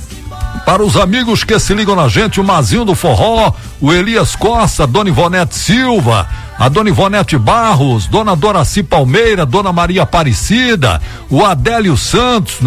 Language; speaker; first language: Portuguese; native; Portuguese